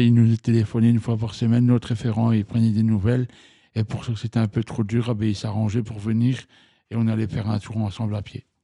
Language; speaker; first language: French; native; French